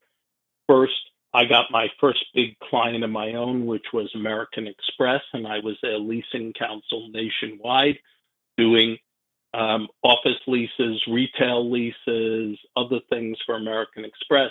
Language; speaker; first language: English; native; English